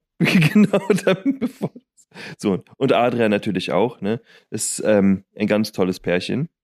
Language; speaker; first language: German; native; German